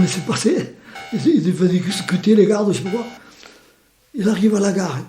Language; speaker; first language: French; native; French